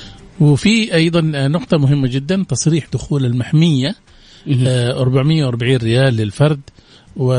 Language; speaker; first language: Arabic; native; Arabic